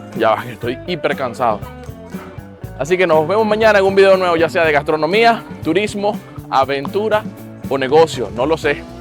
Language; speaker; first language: Spanish; native; Spanish